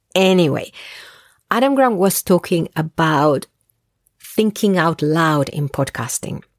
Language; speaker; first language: English; early bilingual, other home language; Spanish